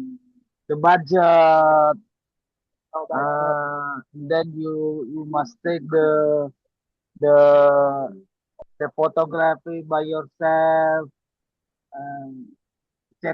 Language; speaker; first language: English; non-native, learner; Indonesian